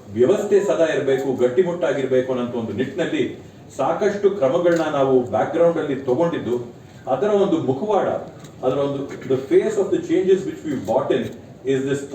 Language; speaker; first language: Kannada; native; Kannada